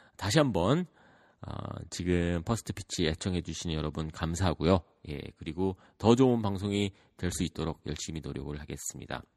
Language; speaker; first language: Korean; early bilingual, heritage; Korean